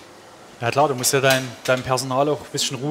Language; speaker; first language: German; native; German